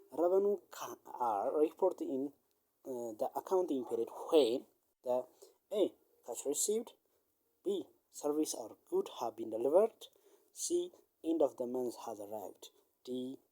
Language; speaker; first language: English; non-native, local second language; Amharic